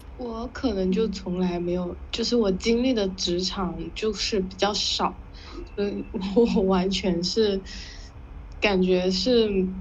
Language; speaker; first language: Chinese; non-native, local second language; Hakka Chinese